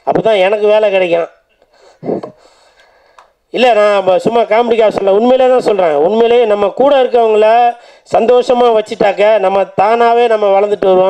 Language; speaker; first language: Tamil; native; Tamil